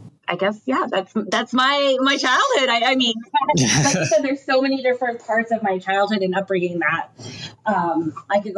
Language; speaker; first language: English; early bilingual, other home language; French